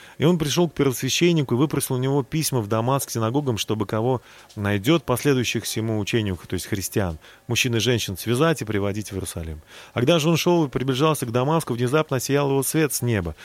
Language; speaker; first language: Russian; native; Russian